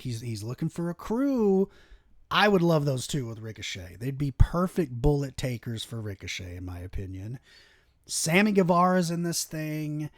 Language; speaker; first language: English; native; English